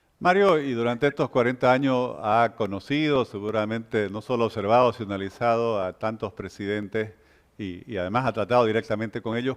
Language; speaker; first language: Spanish; native; Spanish